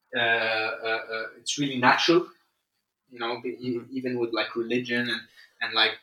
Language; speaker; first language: English; non-native, fluent; Arabic